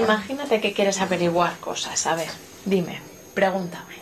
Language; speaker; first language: Spanish; non-native, fluent; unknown